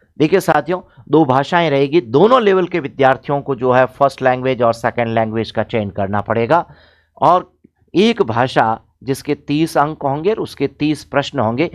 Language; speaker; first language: Hindi; native; Hindi